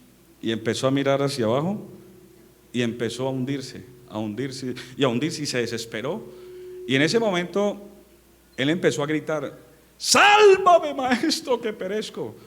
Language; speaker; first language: Spanish; native; Spanish